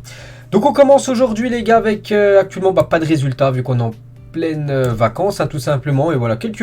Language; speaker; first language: French; native; French